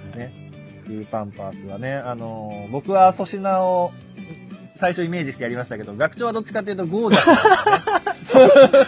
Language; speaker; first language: Japanese; non-native, fluent; Malay